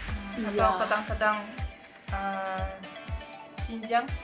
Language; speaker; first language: Indonesian; non-native, learner; Russian